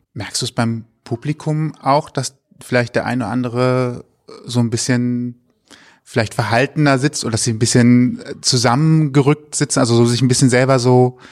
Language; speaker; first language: German; native; German